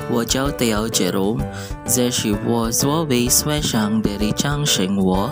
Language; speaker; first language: Chinese; non-native, learner; Filipino